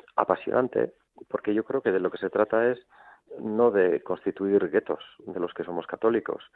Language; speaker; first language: Spanish; native; Spanish